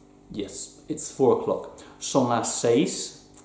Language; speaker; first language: English; native; English